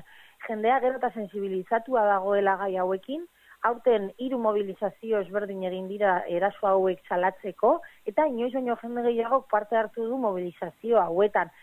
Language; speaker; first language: Basque; native; Basque